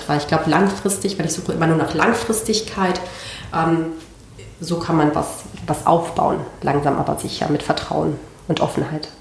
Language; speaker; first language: German; non-native, fluent; Spanish